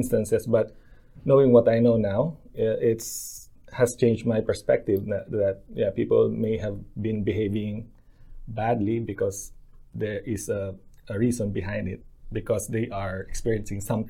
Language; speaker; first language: English; non-native, local second language; Filipino